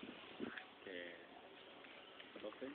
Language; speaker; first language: Spanish; native; Spanish